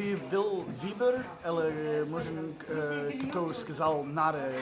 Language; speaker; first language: Russian; non-native, learner; English